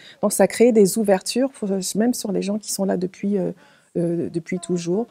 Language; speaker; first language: French; native; French